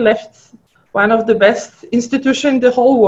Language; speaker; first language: English; non-native, fluent; Polish